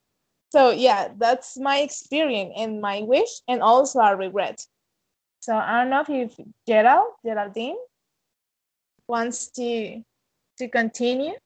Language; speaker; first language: English; non-native, fluent; Spanish